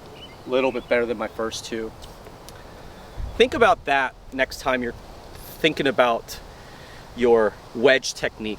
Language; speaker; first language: English; native; English